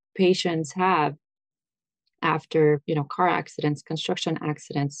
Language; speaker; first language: English; early bilingual, other home language; Russian